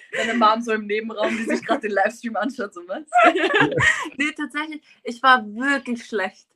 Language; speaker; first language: German; native; German